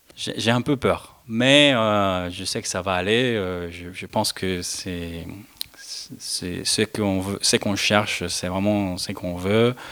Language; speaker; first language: French; non-native, fluent; Spanish